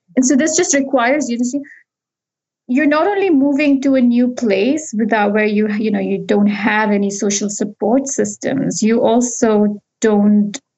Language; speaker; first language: English; non-native, local second language; Hindi